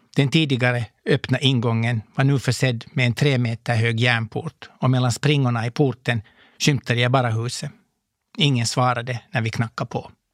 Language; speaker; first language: Swedish; native; Swedish